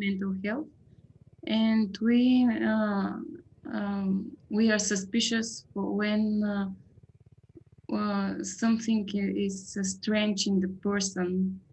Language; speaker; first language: English; non-native, learner; Bulgarian